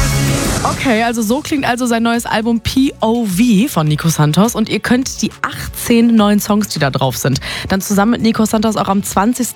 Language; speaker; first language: German; native; German